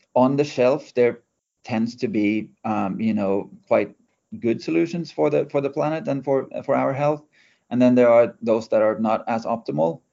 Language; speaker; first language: English; non-native, fluent; Norwegian